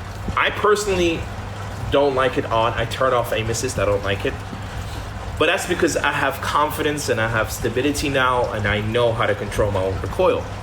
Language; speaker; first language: English; native; English